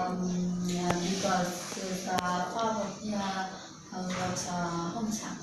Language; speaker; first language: English; non-native, learner; Vietnamese